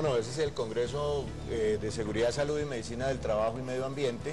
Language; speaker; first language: Spanish; native; Spanish